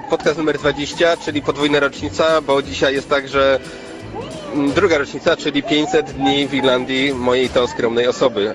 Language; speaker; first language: Polish; native; Polish